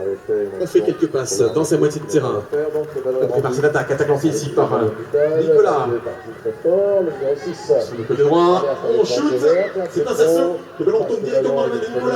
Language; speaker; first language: French; native; French